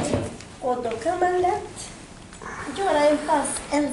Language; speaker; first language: Swedish; non-native, fluent; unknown